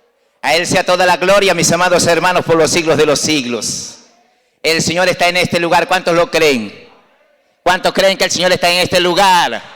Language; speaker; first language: Spanish; native; Spanish